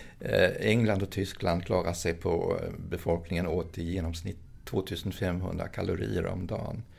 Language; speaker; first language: Swedish; early bilingual, other home language; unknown